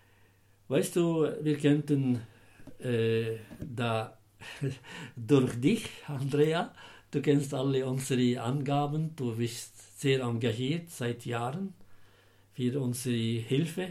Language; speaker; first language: German; non-native, fluent; Arabic